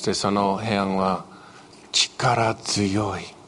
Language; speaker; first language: Japanese; non-native, fluent; English